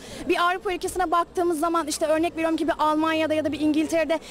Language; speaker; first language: Turkish; native; Turkish